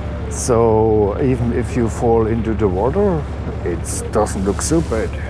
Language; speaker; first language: English; non-native, fluent; German